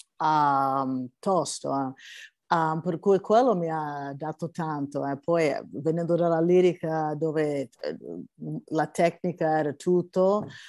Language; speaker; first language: Italian; non-native, fluent; English